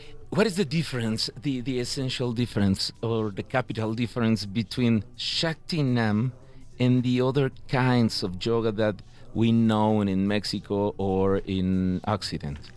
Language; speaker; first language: English; non-native, fluent; Spanish